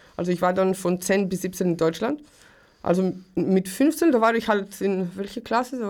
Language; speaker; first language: German; early bilingual, other home language; Greek